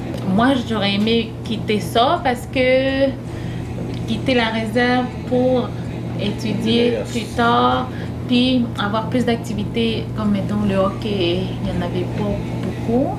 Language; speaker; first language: French; non-native, local second language; Innu-aimun